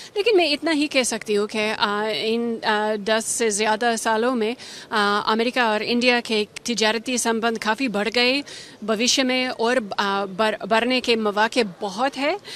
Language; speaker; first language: Hindi; non-native, fluent; English